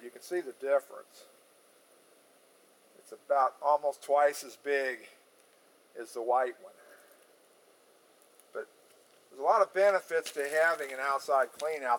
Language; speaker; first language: English; native; English